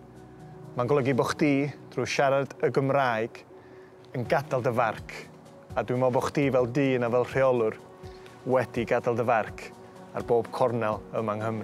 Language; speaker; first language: Welsh; native; Welsh